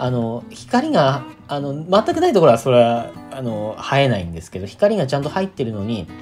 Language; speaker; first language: Japanese; native; Japanese